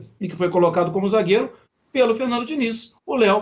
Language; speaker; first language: Portuguese; native; Portuguese